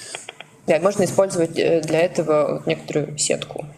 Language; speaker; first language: Russian; native; Russian